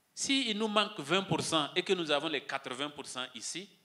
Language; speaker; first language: French; non-native, local second language; Mossi